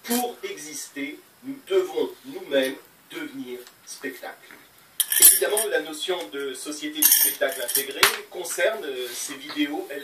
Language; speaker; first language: French; native; French